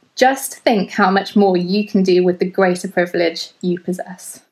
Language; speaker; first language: English; early bilingual, other home language; Hindi